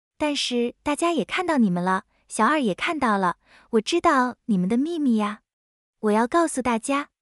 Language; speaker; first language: Chinese; non-native, learner; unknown